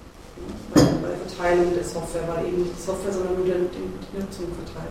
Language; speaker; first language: German; native; German